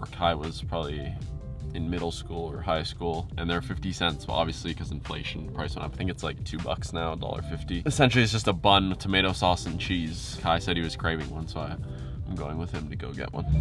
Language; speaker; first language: English; native; English